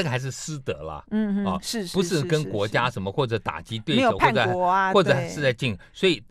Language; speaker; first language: Chinese; native; Chinese